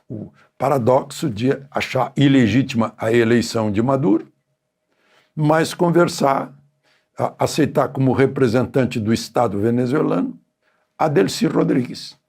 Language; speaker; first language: Portuguese; native; Portuguese